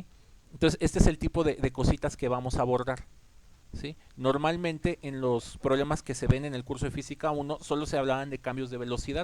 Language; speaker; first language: Spanish; native; Spanish